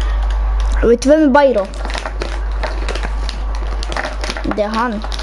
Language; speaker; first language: Swedish; early bilingual, other home language; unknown